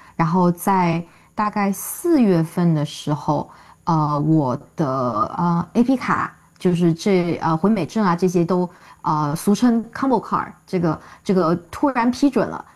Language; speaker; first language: Chinese; native; Chinese